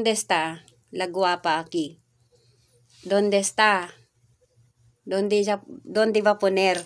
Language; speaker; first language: Spanish; non-native, learner; Filipino